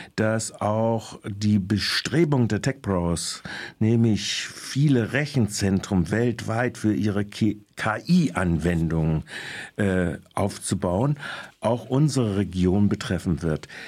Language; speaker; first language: German; native; German